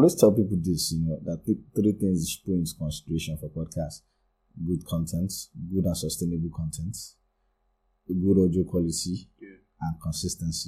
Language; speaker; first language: English; non-native, local second language; Yoruba